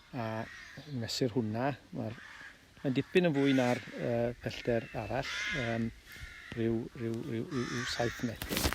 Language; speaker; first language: Welsh; native; Welsh